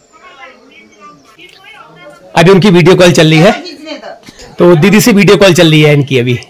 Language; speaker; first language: Hindi; native; Hindi